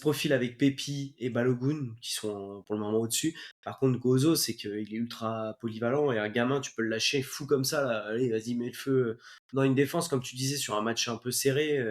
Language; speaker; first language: French; native; French